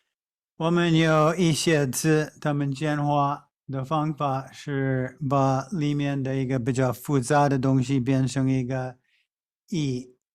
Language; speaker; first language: Chinese; non-native, fluent; English